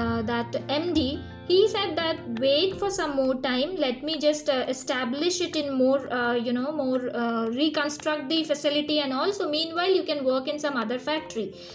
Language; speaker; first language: English; non-native, local second language; Bangla